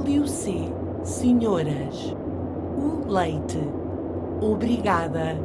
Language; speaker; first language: Portuguese; non-native, learner; English